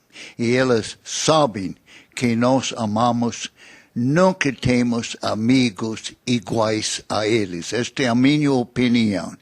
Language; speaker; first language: Portuguese; non-native, fluent; English